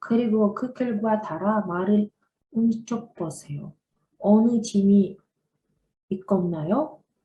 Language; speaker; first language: Korean; non-native, learner; Russian